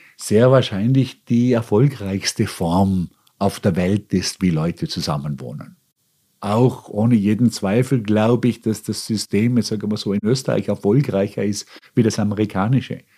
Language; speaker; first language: German; native; German